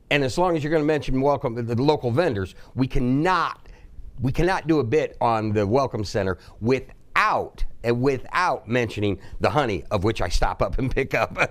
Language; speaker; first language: English; native; English